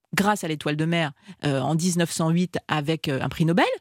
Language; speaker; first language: French; native; French